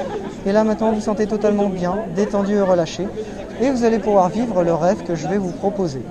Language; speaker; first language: French; native; French